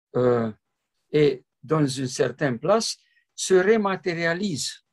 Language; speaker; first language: French; non-native, fluent; Romanian